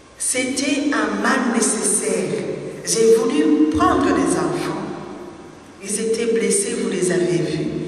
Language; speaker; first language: French; non-native, local second language; Rundi